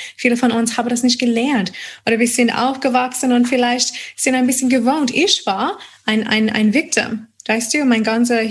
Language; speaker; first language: German; non-native, fluent; English